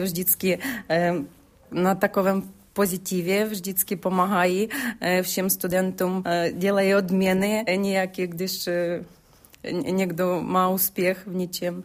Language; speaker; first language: Czech; non-native, learner; Ukrainian